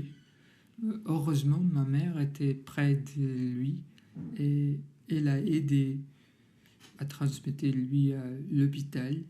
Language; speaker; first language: French; non-native, learner; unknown